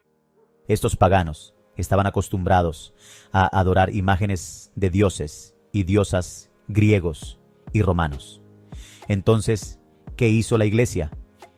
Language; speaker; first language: Spanish; native; Spanish